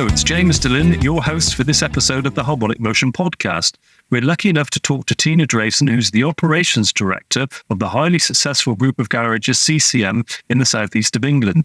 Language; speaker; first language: English; native; English